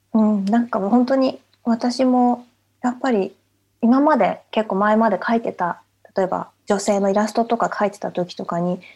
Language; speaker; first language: Japanese; native; Japanese